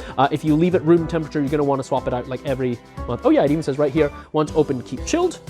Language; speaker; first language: English; native; English